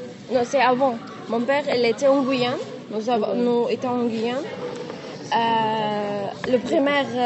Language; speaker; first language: French; non-native, learner; Arabic